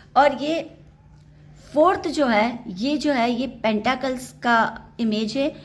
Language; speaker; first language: Hindi; native; Hindi